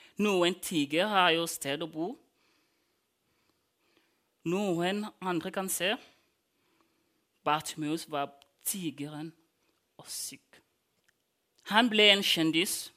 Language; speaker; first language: Norwegian; non-native, fluent; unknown